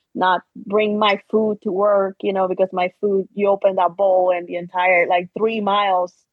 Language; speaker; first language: English; non-native, fluent; Spanish